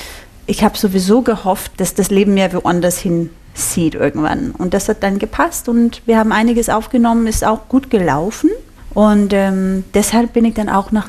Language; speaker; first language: German; non-native, fluent; Danish